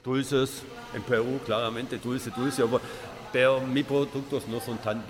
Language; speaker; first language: Spanish; non-native, learner; German